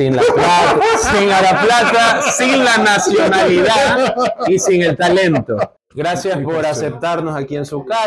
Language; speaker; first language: Spanish; native; Spanish